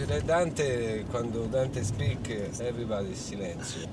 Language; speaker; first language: Italian; native; Italian